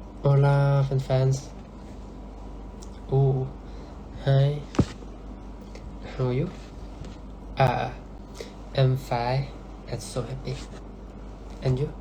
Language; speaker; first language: English; non-native, learner; Thai